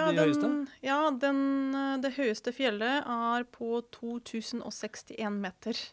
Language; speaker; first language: Norwegian; non-native, fluent; Ukrainian